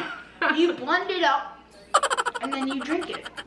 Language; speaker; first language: English; native; English